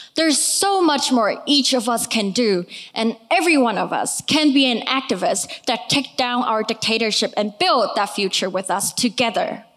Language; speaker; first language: English; non-native, local second language; Cantonese